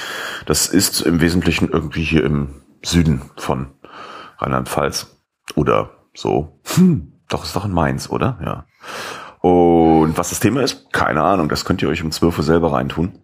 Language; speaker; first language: German; native; German